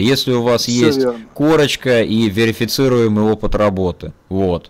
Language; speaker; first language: Russian; native; Russian